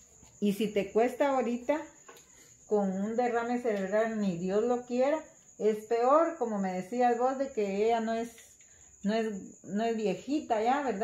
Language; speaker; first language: Spanish; native; Spanish